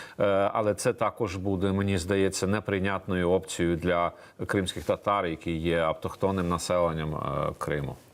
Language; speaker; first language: Ukrainian; native; Ukrainian